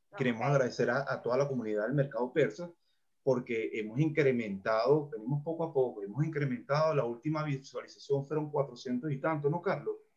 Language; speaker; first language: Spanish; native; Spanish